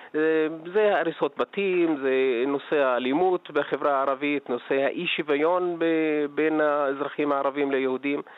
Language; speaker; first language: Hebrew; non-native, local second language; Arabic